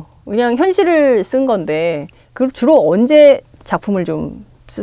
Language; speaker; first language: Korean; native; Korean